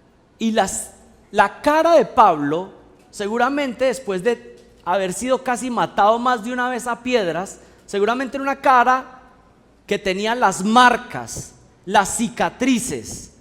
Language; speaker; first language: Spanish; native; Spanish